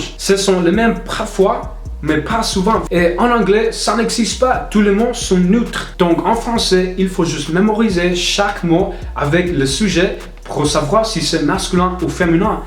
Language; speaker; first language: French; non-native, fluent; English